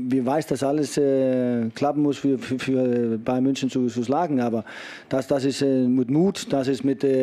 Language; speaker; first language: German; non-native, fluent; Danish